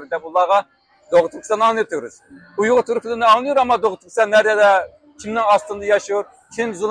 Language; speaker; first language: Turkish; non-native, learner; Uyghur